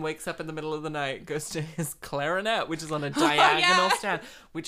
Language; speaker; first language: English; native; English